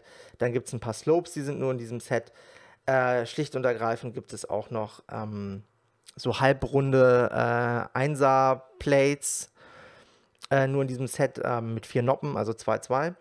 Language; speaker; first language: German; native; German